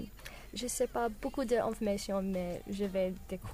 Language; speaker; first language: French; non-native, learner; English